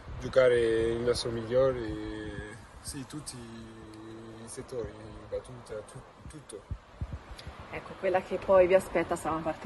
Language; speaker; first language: Italian; non-native, learner; French